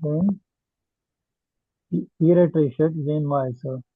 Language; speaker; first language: German; non-native, learner; Urdu